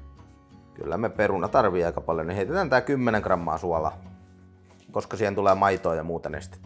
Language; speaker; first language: Finnish; native; Finnish